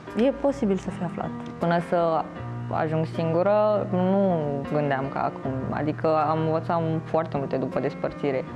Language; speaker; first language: Romanian; non-native, fluent; Chinese